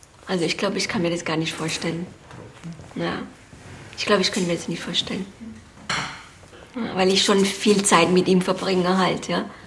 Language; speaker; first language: German; early bilingual, other home language; Italian